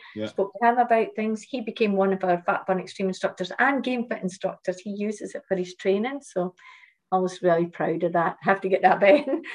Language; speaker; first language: English; native; English